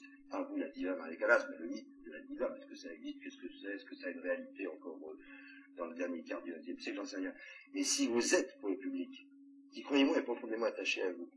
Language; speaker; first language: French; native; French